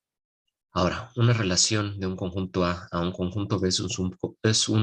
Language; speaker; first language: Spanish; native; Spanish